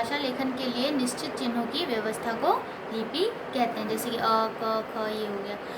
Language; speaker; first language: Hindi; native; Hindi